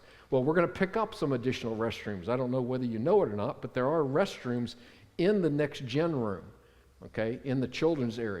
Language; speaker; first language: English; native; English